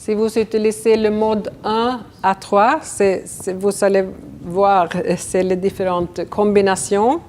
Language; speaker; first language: French; non-native, fluent; Swedish